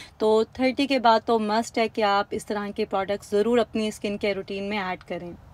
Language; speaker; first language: Urdu; native; Urdu